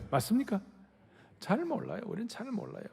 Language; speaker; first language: Korean; native; Korean